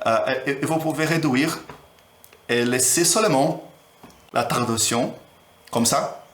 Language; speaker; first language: French; non-native, learner; Portuguese